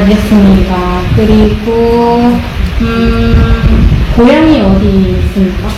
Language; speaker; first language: Korean; non-native, learner; Indonesian